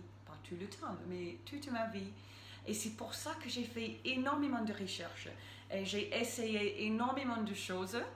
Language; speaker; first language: French; non-native, fluent; English